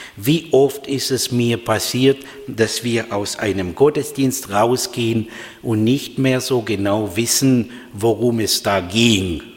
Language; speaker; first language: German; non-native, fluent; Russian